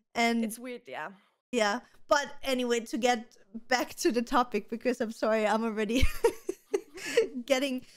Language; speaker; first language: English; non-native, fluent; German